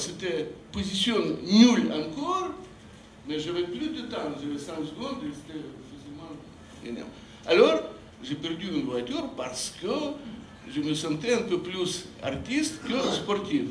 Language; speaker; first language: French; non-native, fluent; Russian